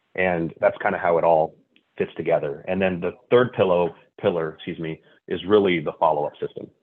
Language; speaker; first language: English; native; English